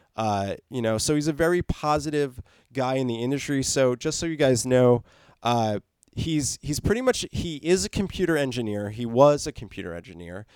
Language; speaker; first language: English; native; English